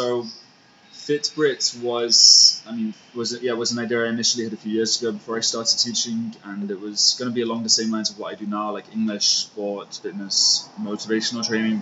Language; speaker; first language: English; native; English